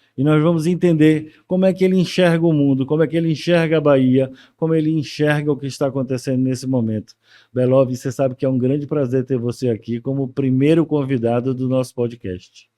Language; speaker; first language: Portuguese; native; Portuguese